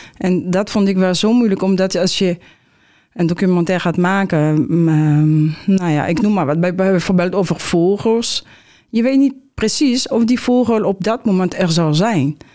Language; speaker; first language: Dutch; non-native, fluent; French